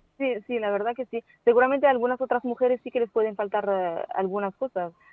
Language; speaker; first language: Spanish; non-native, fluent; Arabic